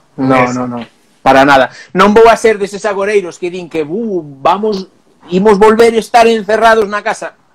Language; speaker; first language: Galician; non-native, local second language; Spanish